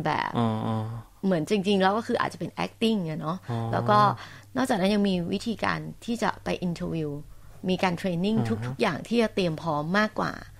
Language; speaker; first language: Thai; native; Thai